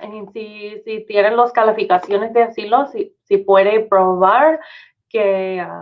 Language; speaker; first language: Spanish; non-native, fluent; English